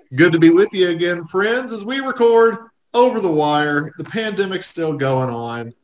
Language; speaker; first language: English; native; English